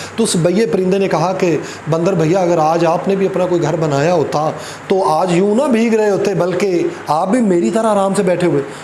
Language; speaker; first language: Urdu; non-native, local second language; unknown